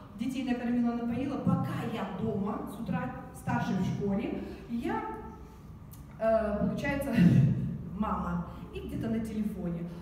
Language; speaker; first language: Russian; native; Russian